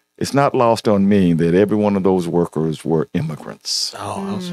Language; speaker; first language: English; native; English